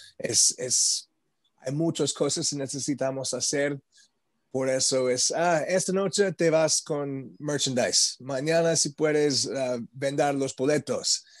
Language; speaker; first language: Spanish; non-native, learner; English